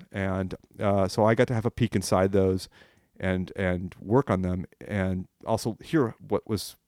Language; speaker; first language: English; non-native, fluent; French